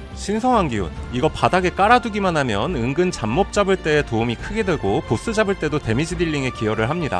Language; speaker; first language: Korean; native; Korean